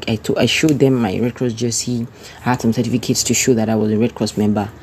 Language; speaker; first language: English; non-native, local second language; Yoruba